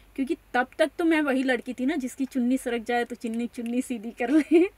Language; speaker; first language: Hindi; non-native, local second language; Marathi